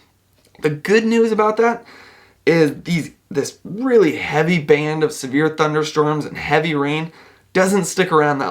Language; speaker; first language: English; native; English